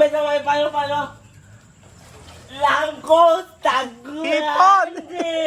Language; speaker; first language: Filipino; non-native, learner; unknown